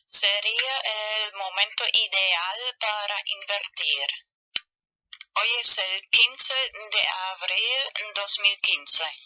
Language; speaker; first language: Spanish; non-native, fluent; German